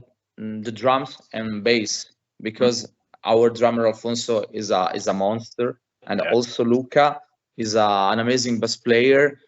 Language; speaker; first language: English; non-native, fluent; Italian